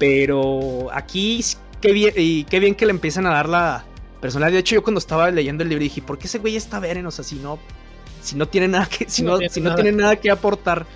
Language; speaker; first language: Spanish; native; Spanish